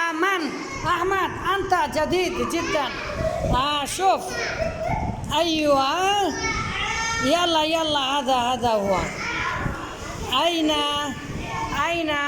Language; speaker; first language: Arabic; non-native, fluent; Bangla